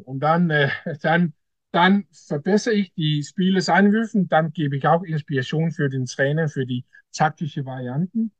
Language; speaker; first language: German; non-native, learner; Danish